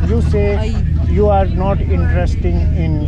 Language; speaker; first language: English; non-native, learner; Urdu